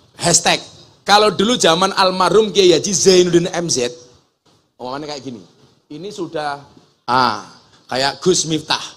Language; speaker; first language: Indonesian; native; Indonesian